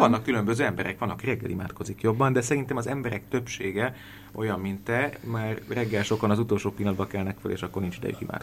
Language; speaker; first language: Hungarian; native; Hungarian